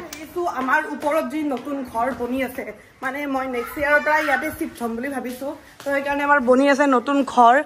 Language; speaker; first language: Assamese; native; Assamese